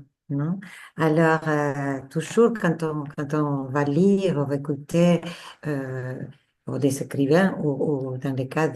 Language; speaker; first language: French; non-native, fluent; Spanish